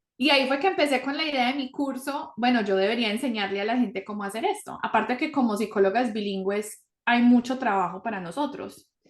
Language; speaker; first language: Spanish; early bilingual, heritage; Spanish